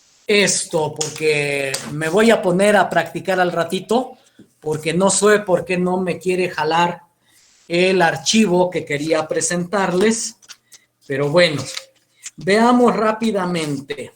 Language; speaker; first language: Spanish; native; Spanish